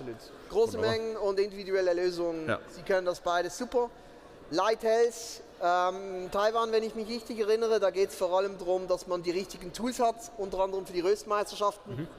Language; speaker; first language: German; native; German